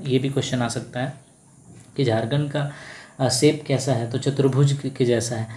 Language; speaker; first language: Hindi; native; Hindi